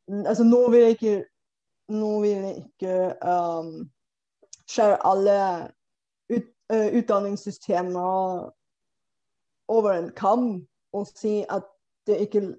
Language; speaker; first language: Norwegian; non-native, fluent; Bulgarian